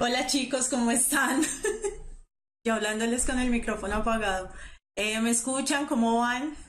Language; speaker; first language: Spanish; native; Spanish